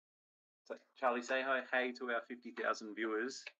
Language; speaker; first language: English; native; English